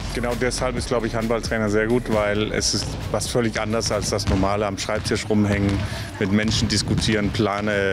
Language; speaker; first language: German; non-native, fluent; Danish